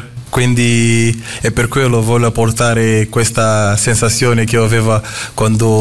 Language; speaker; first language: Italian; non-native, fluent; Portuguese